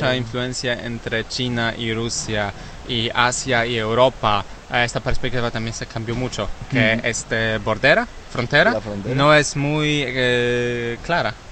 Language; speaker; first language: Spanish; non-native, learner; Polish